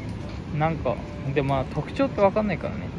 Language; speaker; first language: Japanese; native; Japanese